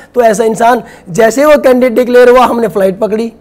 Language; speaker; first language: Hindi; native; Hindi